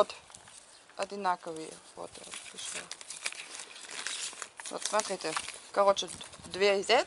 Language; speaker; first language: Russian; non-native, learner; German